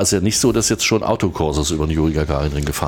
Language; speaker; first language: German; native; German